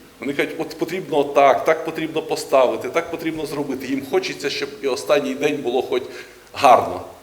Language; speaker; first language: Ukrainian; native; Ukrainian